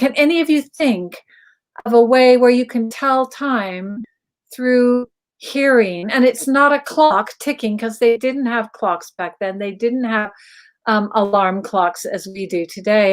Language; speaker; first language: English; native; English